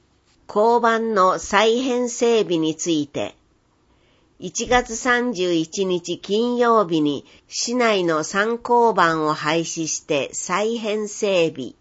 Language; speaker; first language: Japanese; native; Japanese